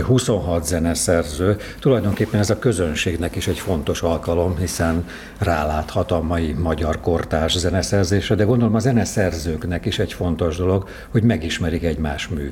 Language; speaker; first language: Hungarian; native; Hungarian